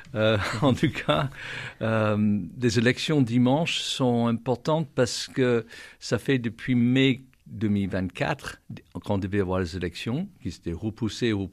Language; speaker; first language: French; non-native, fluent; English